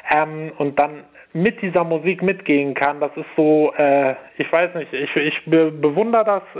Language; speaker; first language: German; native; German